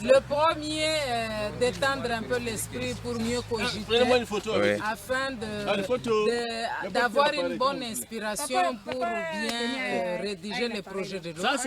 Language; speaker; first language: French; non-native, local second language; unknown